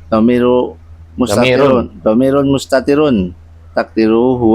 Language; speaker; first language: Arabic; non-native, learner; Indonesian